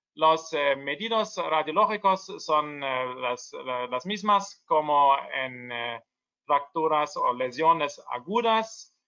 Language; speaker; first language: Spanish; non-native, learner; German